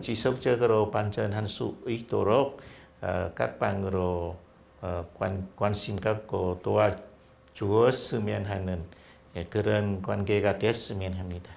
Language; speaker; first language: Korean; non-native, fluent; Vietnamese